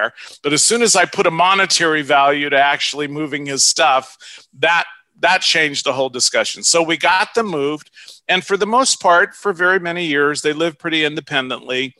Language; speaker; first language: English; native; English